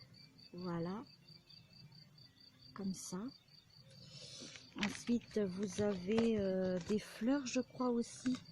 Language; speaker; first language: French; native; French